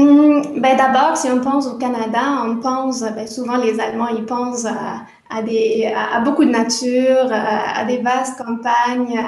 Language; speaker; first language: French; non-native, fluent; German